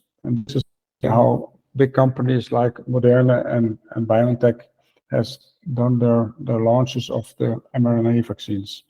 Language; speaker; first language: English; non-native, fluent; Dutch